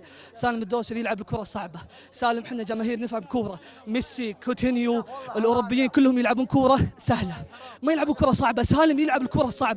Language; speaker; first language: Arabic; native; Arabic